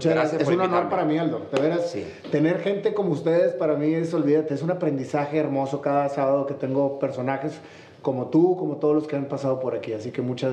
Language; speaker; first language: Spanish; native; Spanish